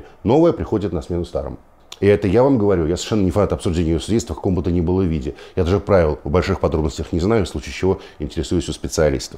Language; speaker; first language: Russian; native; Russian